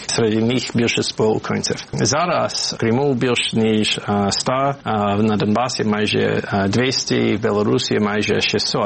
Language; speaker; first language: Ukrainian; non-native, fluent; English